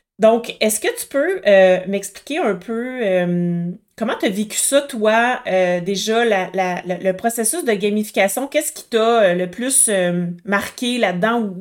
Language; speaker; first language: French; native; French